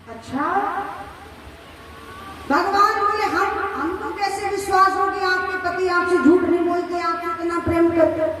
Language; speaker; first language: Hindi; native; Hindi